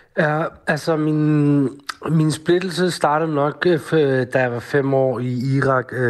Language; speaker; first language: Danish; early bilingual, other home language; Arabic